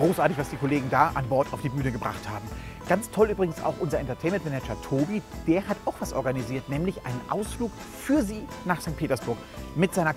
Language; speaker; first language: German; native; German